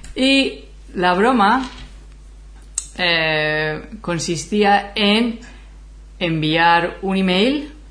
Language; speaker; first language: Spanish; native; Spanish